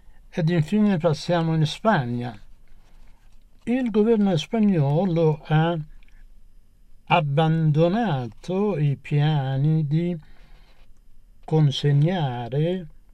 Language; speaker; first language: Italian; non-native, fluent; Persian